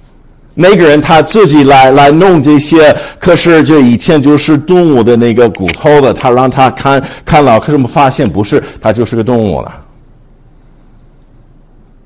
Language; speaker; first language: Chinese; non-native, fluent; English